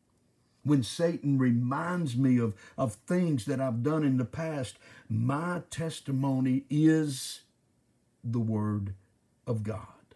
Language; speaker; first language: English; native; English